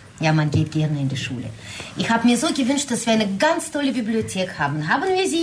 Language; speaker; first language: German; non-native, fluent; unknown